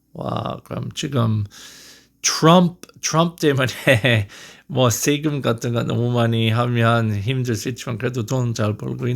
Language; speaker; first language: Korean; non-native, learner; English